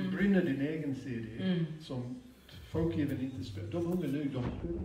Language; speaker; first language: Swedish; non-native, fluent; English